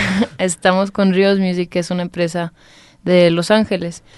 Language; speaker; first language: Spanish; early bilingual, heritage; Spanish